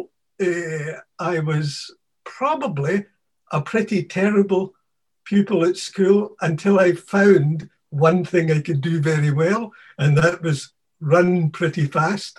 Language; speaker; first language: English; native; English